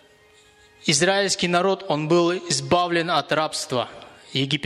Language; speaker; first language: Russian; native; Russian